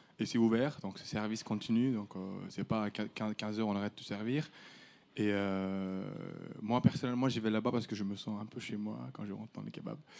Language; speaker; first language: French; early bilingual, other home language; Turkish